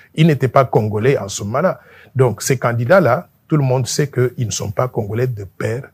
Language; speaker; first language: French; non-native, local second language; Luba-Lulua